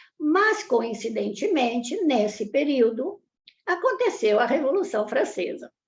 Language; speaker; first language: Portuguese; early bilingual, other home language; Italian